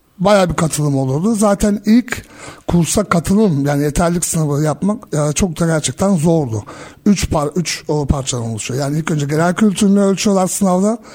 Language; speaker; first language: Turkish; early bilingual, heritage; Turkish